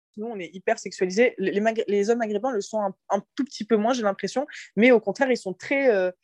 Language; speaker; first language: French; early bilingual, other home language; Arabic